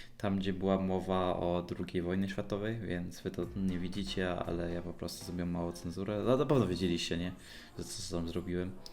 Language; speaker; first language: Polish; early bilingual, heritage; Polish